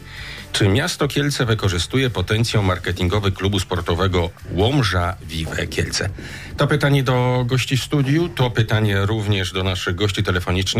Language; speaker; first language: Polish; native; Polish